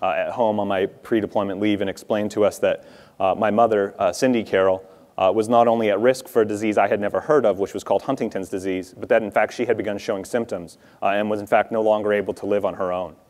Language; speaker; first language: English; native; English